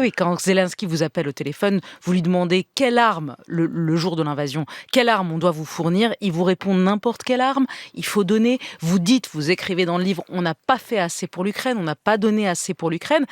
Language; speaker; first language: French; native; French